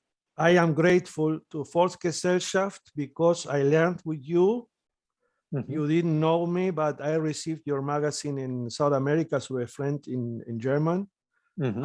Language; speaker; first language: English; non-native, fluent; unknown